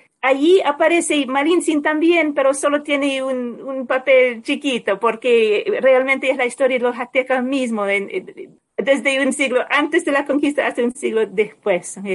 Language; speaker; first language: Spanish; non-native, fluent; English